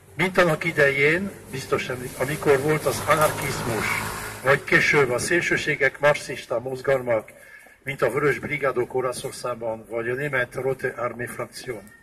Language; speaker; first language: Hungarian; non-native, fluent; French